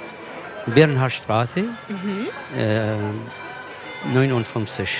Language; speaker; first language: German; non-native, local second language; Kurdish